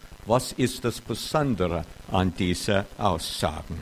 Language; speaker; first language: German; non-native, fluent; English